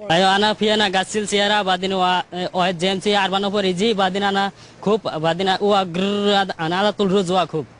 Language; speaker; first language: Arabic; non-native, learner; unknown